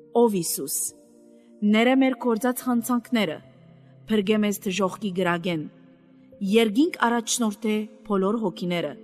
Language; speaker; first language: Armenian; native; Armenian